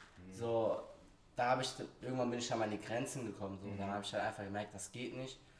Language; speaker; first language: German; early bilingual, other home language; Portuguese